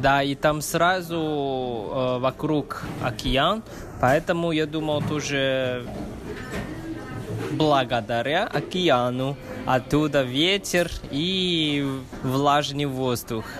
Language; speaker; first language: Russian; non-native, fluent; Chinese